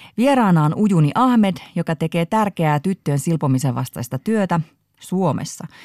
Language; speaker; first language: Finnish; native; Finnish